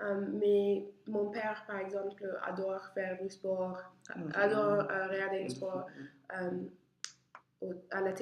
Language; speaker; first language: French; non-native, learner; English